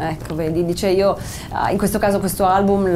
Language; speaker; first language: Italian; native; Italian